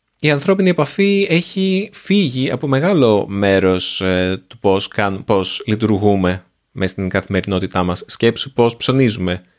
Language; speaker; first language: Greek; native; Greek